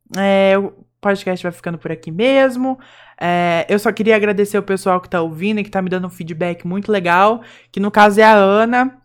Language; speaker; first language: Portuguese; native; Portuguese